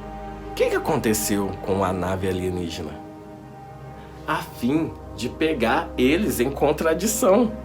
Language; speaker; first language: Portuguese; native; Portuguese